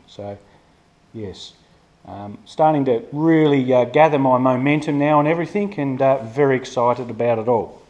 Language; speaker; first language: English; native; English